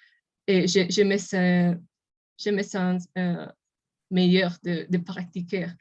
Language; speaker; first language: French; non-native, learner; Spanish